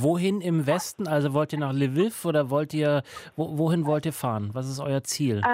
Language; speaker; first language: German; native; German